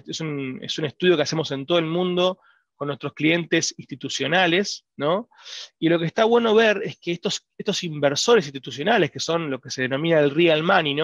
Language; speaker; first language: Spanish; native; Spanish